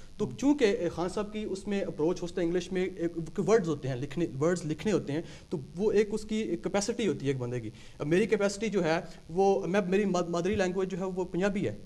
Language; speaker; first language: Urdu; non-native, local second language; Punjabi